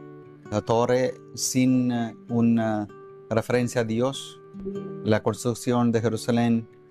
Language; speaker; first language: Spanish; non-native, fluent; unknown